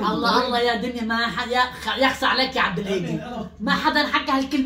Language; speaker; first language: Arabic; native; Arabic